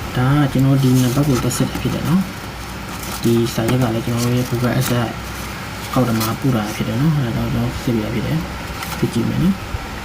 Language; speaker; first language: Burmese; native; Burmese